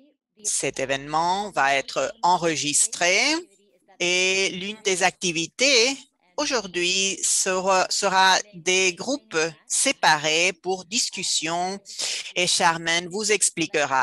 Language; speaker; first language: French; non-native, fluent; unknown